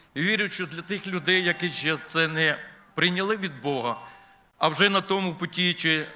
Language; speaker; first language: Ukrainian; non-native, local second language; Russian